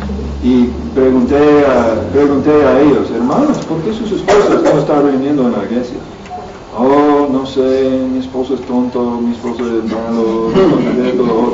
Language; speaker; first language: Spanish; non-native, learner; English